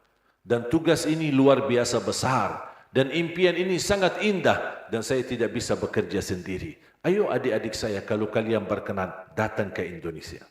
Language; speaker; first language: Indonesian; non-native, fluent; Arabic